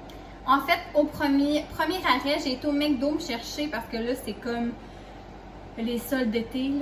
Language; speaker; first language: French; native; French